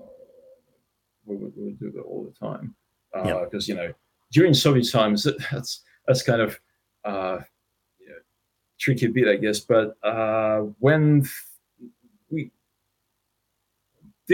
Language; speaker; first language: English; non-native, fluent; Russian